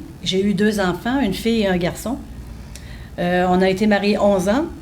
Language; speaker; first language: French; native; French